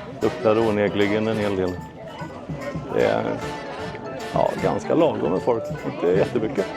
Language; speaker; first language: Swedish; native; Swedish